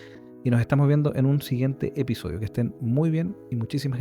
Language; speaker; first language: Spanish; native; Spanish